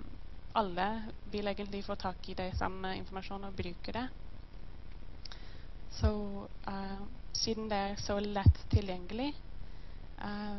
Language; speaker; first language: Norwegian; non-native, learner; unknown